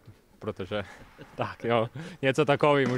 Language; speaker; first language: Czech; non-native, learner; Latvian